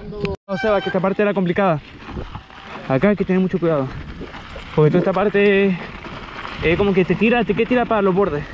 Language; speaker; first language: Spanish; native; Spanish